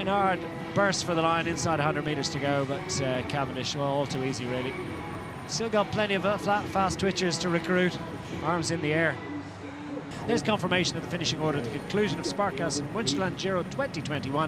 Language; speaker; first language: English; native; English